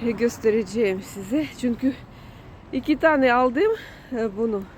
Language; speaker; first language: Turkish; non-native, learner; Russian